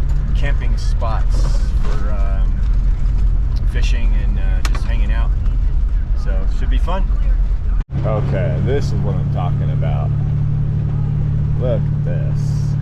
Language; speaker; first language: English; native; English